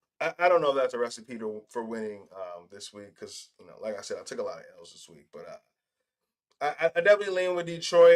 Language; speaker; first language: English; native; English